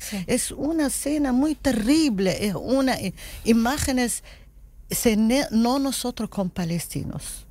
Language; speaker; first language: Spanish; non-native, learner; Arabic